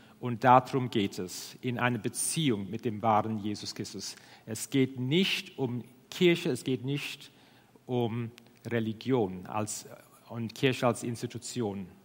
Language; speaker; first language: German; non-native, fluent; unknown